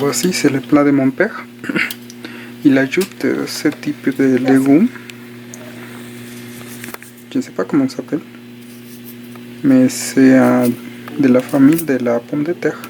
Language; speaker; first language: French; non-native, fluent; Spanish